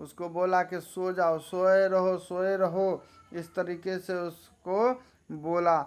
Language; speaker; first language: Hindi; native; Hindi